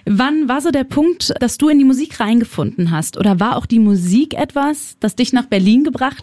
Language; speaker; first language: German; native; German